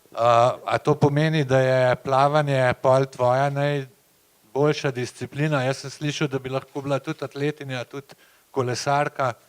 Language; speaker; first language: Slovenian; native; Slovenian